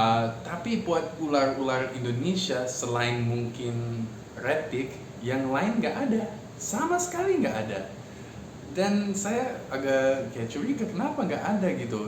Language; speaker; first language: Indonesian; non-native, fluent; English